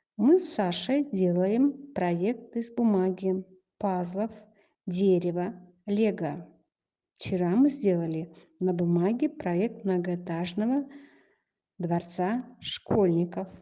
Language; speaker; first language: Russian; non-native, local second language; Kazakh